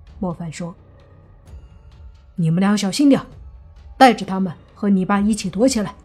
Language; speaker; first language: Chinese; native; Chinese